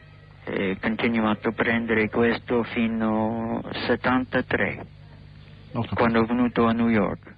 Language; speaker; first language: Italian; non-native, learner; English